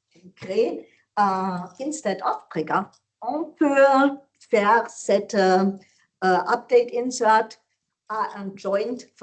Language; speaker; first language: French; non-native, learner; German